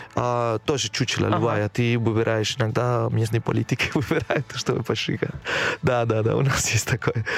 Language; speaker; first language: Russian; non-native, fluent; Spanish